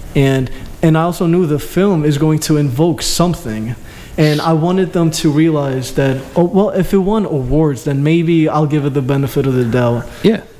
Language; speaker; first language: English; early bilingual, other home language; Albanian